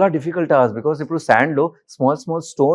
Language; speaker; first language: Telugu; non-native, learner; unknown